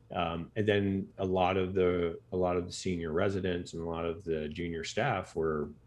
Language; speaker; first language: English; native; English